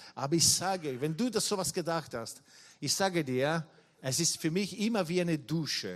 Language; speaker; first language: German; non-native, fluent; Italian